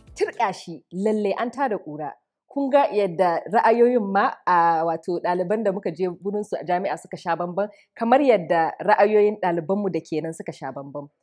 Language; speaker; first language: Hausa; native; Hausa